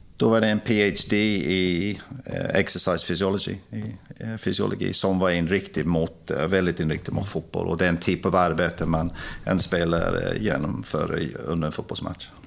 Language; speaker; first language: Swedish; non-native, fluent; English